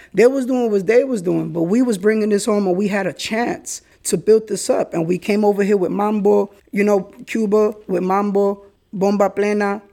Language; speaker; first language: English; early bilingual, other home language; Spanish